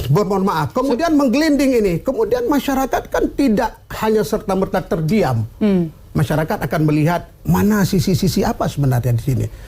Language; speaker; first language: Indonesian; non-native, local second language; Achinese